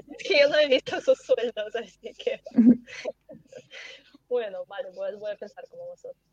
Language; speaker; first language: Spanish; non-native, fluent; Russian